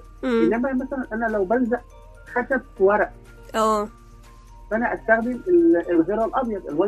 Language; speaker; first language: Arabic; native; Arabic